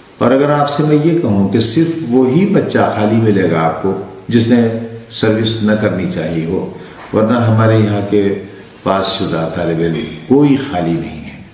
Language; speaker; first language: Urdu; native; Urdu